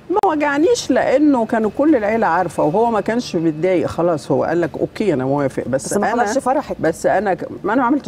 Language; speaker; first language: Arabic; native; Arabic